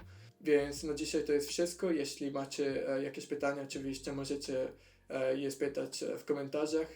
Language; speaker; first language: Polish; non-native, fluent; Italian